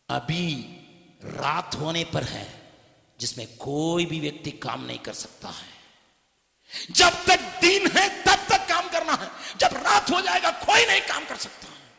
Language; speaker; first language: Hindi; non-native, local second language; Tamil